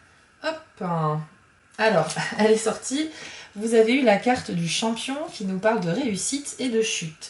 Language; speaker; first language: French; native; French